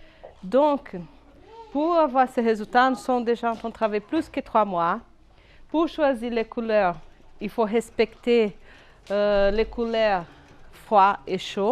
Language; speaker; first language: French; non-native, fluent; Portuguese